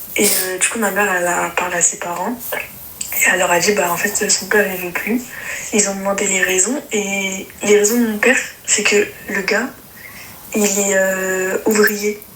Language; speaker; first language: French; early bilingual, other home language; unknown